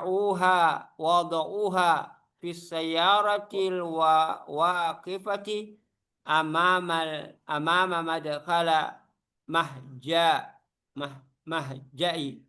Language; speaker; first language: Arabic; non-native, learner; Indonesian